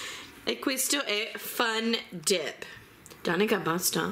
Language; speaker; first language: Italian; early bilingual, heritage; Italian